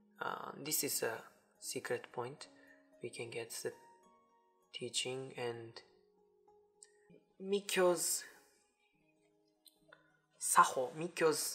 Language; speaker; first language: English; non-native, learner; Japanese